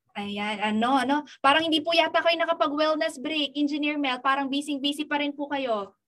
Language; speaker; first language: Filipino; non-native, local second language; Pampanga